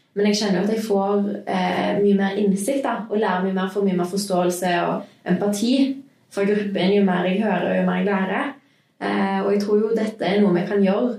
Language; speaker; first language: Norwegian; native; Norwegian